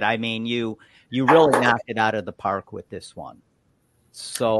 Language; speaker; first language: English; native; English